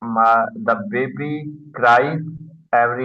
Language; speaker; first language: English; non-native, learner; Urdu